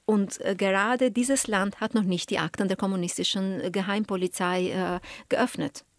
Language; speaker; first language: German; non-native, fluent; Albanian